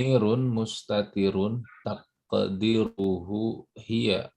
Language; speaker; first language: Arabic; non-native, learner; Indonesian